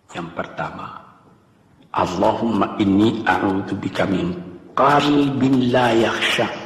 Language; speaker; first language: Indonesian; non-native, local second language; Minangkabau